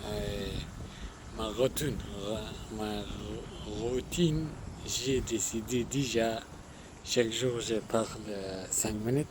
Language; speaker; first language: French; non-native, learner; Arabic